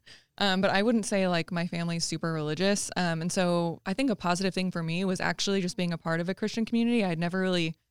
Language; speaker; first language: English; native; English